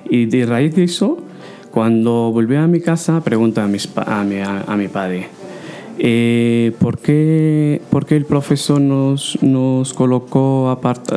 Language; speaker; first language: Spanish; non-native, fluent; Arabic